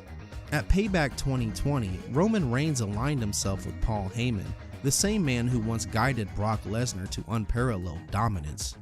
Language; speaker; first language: English; native; English